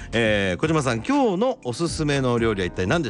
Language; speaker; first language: Japanese; native; Japanese